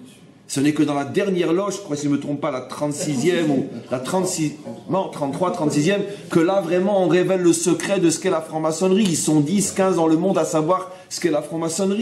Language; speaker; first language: French; native; French